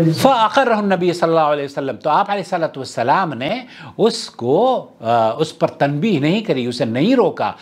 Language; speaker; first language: Urdu; native; Urdu